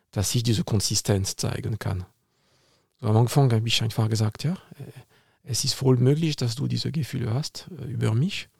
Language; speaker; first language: German; non-native, fluent; French